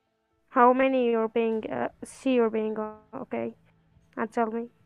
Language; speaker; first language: English; non-native, learner; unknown